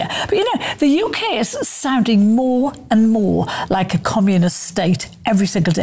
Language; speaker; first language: English; native; English